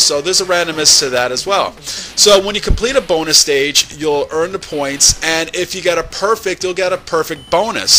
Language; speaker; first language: English; native; English